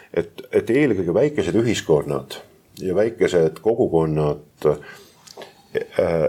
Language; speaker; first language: Estonian; native; Estonian